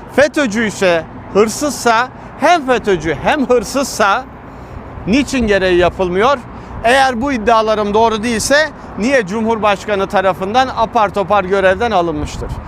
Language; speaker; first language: Turkish; native; Turkish